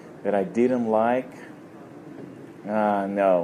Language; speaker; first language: English; non-native, fluent; Portuguese